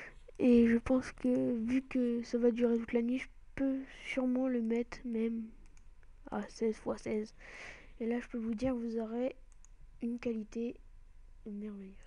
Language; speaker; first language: French; native; French